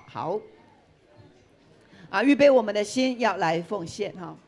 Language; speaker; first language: Chinese; native; Chinese